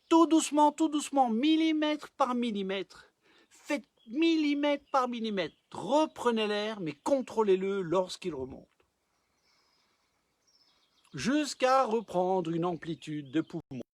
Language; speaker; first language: French; native; French